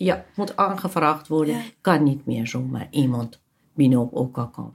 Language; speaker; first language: Dutch; non-native, fluent; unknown